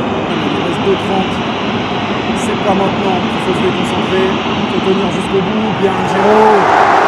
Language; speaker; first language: French; native; French